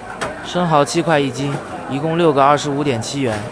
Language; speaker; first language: Chinese; native; Chinese